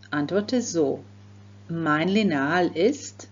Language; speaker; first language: German; non-native, fluent; Croatian